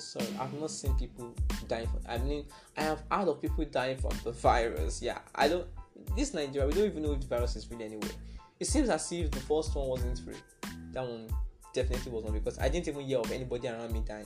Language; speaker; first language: English; non-native, local second language; Yoruba